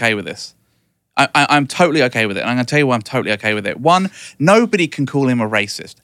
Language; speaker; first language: English; native; English